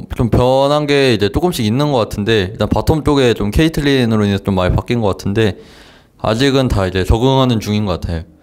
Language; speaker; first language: Korean; native; Korean